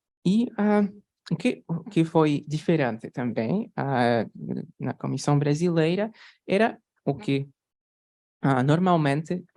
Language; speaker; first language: Portuguese; non-native, fluent; Polish